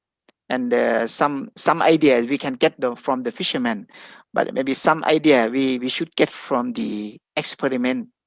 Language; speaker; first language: English; non-native, fluent; Thai